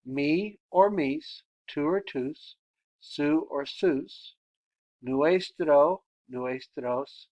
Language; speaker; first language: Spanish; non-native, fluent; English